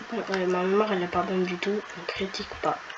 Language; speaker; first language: French; native; French